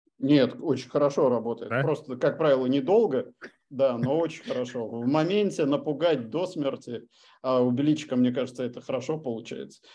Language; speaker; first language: Russian; native; Russian